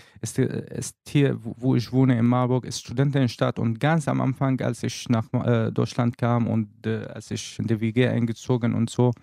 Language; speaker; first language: German; non-native, learner; Arabic